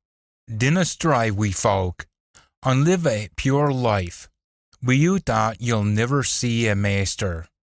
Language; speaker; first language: English; native; English